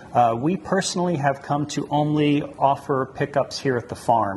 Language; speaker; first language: English; native; English